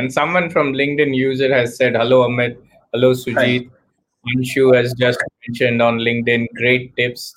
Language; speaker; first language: English; non-native, local second language; Hindi